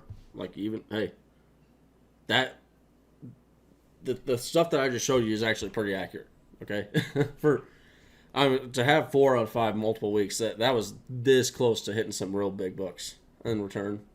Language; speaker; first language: English; native; English